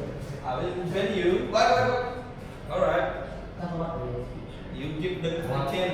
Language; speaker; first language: English; non-native, learner; Indonesian